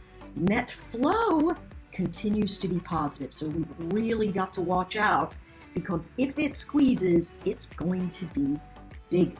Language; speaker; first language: English; native; English